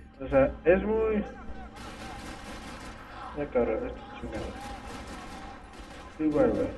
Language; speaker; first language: Spanish; native; Spanish